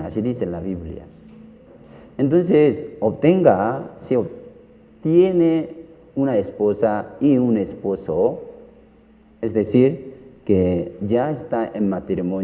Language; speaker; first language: Spanish; non-native, learner; Korean